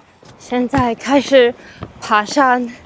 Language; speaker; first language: Chinese; non-native, learner; English